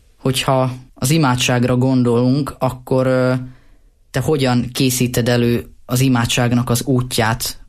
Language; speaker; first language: Hungarian; native; Hungarian